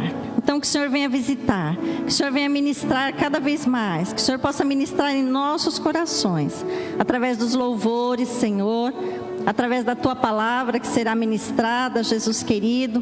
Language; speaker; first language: Portuguese; native; Portuguese